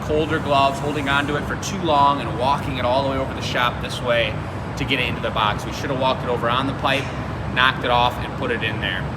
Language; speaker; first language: English; native; English